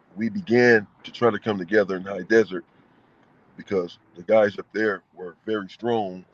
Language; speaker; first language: English; native; English